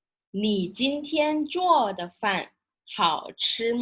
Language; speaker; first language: Chinese; non-native, fluent; Indonesian